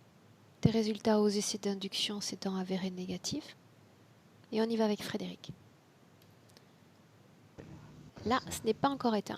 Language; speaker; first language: French; native; French